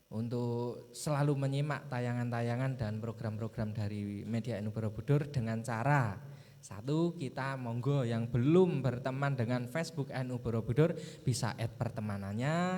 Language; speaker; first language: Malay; non-native, local second language; Javanese